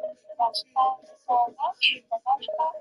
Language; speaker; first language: Greek; non-native, learner; Romanian